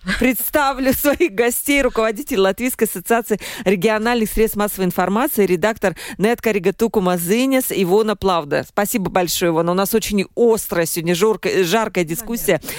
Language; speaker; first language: Russian; native; Russian